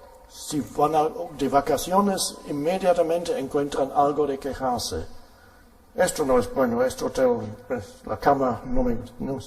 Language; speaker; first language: Spanish; non-native, fluent; German